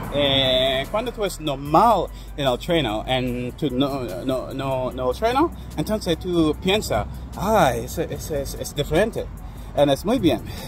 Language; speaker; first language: Spanish; non-native, learner; English